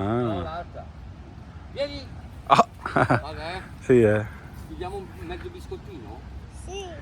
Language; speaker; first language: Italian; non-native, fluent; Punjabi